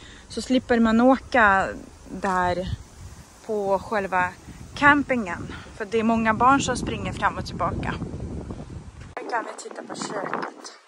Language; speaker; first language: Swedish; non-native, fluent; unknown